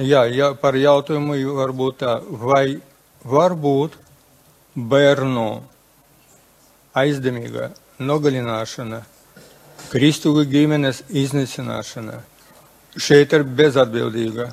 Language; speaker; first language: Latvian; non-native, local second language; Russian